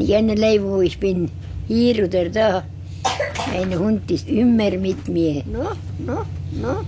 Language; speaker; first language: German; non-native, learner; Estonian